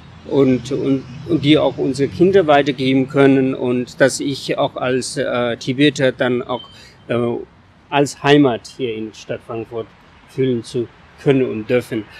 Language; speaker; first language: German; non-native, fluent; Tibetan